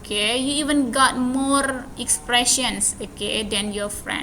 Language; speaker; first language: English; non-native, fluent; Indonesian